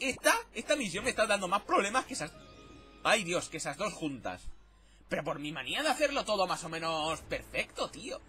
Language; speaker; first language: Spanish; native; Spanish